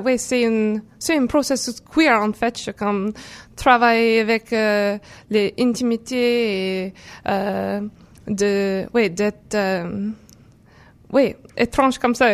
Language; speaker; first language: French; non-native, learner; English